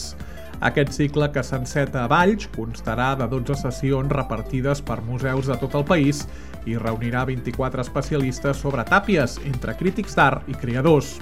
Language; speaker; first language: Catalan; native; Catalan